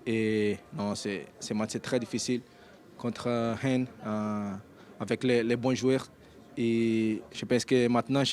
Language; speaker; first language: French; non-native, learner; Portuguese